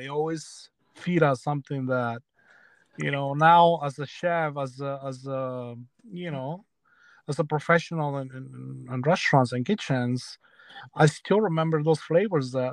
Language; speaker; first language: English; early bilingual, other home language; Spanish